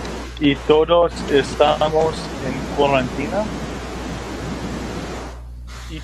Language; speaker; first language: Spanish; non-native, learner; English